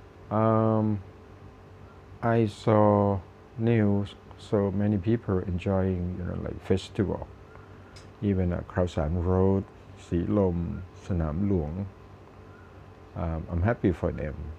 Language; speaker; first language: English; non-native, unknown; Thai